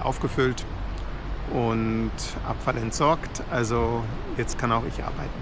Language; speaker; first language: German; native; German